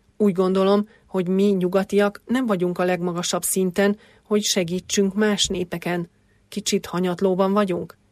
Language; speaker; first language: Hungarian; native; Hungarian